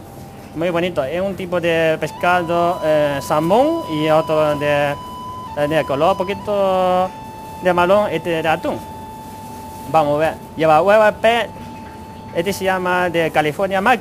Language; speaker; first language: Spanish; non-native, learner; Chinese